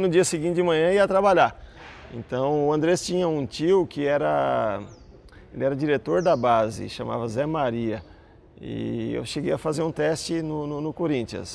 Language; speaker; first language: Portuguese; native; Portuguese